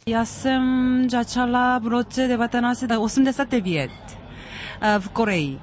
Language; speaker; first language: Czech; non-native, fluent; Korean